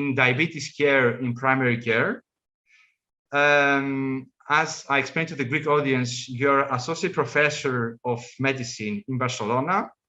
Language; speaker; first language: English; non-native, fluent; Greek